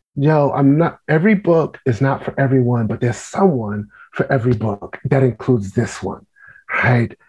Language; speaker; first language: English; native; English